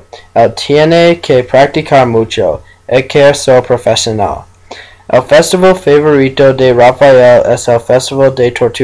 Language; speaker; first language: Spanish; non-native, learner; English